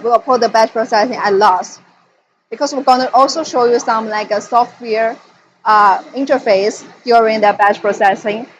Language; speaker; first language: English; non-native, fluent; Chinese